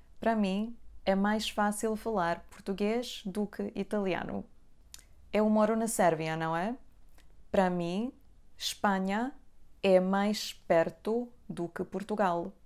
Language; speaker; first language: Portuguese; non-native, fluent; Serbian